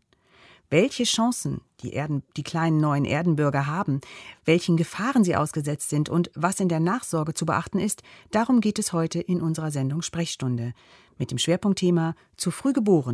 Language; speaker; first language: German; native; German